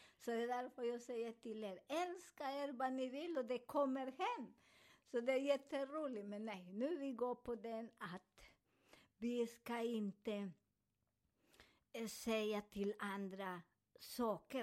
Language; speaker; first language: Swedish; non-native, fluent; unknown